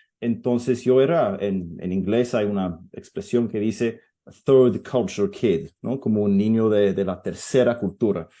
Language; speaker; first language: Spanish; non-native, fluent; English